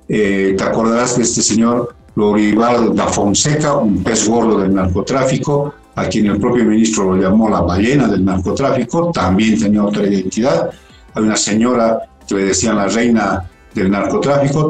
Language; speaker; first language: Spanish; native; Spanish